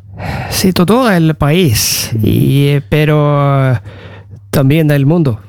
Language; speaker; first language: Spanish; non-native, learner; Norwegian